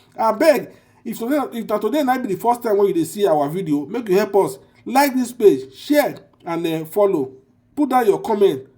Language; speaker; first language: Nigerian Pidgin; non-native, local second language; Bini